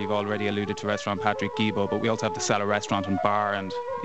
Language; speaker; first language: English; native; English